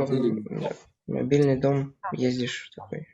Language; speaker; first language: Russian; native; Russian